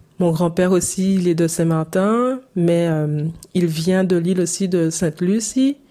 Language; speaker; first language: French; native; French